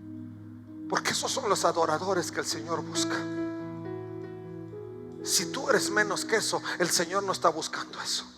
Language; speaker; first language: Spanish; native; Spanish